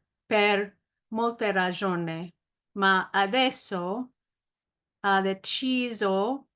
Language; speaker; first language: Italian; non-native, learner; English